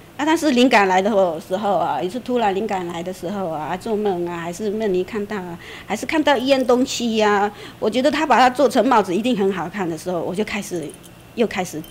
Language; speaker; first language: Chinese; native; Chinese